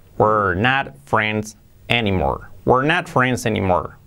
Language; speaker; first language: English; non-native, fluent; Spanish